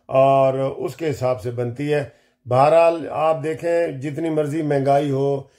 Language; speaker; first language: Urdu; non-native, local second language; Punjabi